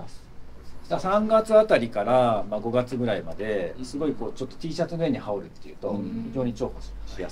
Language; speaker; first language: Japanese; native; Japanese